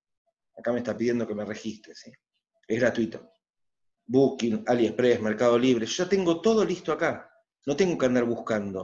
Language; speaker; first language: Spanish; native; Spanish